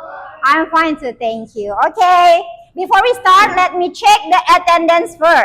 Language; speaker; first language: English; non-native, fluent; Indonesian